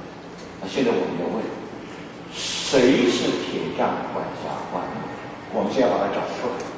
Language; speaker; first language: Chinese; native; Chinese